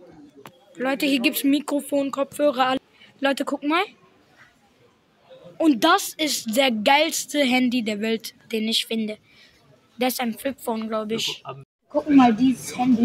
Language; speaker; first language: German; early bilingual, other home language; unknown